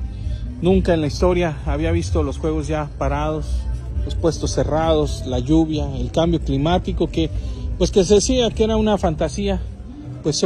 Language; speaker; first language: Spanish; native; Spanish